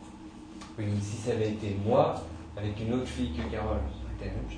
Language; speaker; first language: French; native; French